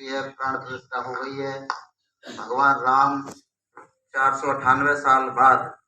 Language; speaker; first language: Hindi; non-native, local second language; Punjabi